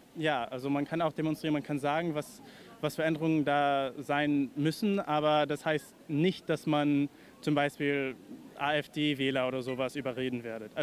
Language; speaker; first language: German; native; German